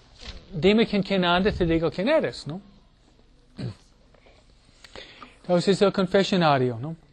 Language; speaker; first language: Spanish; non-native, fluent; English